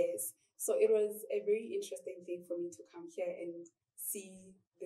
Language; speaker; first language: English; non-native, local second language; Southern Sotho